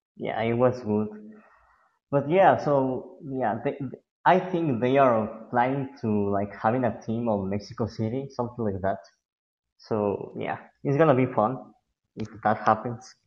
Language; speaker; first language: English; non-native, fluent; Spanish